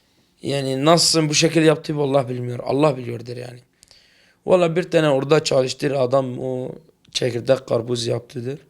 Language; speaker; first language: Turkish; non-native, learner; Arabic